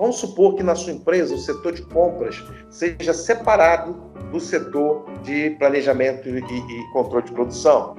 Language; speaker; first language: Portuguese; native; Portuguese